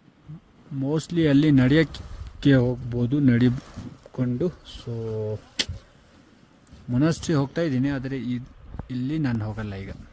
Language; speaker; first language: Kannada; non-native, fluent; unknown